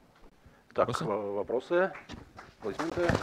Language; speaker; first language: Russian; native; Russian